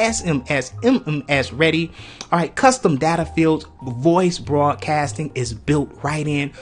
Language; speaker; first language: English; native; English